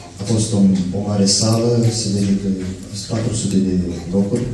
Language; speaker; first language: Romanian; non-native, learner; Russian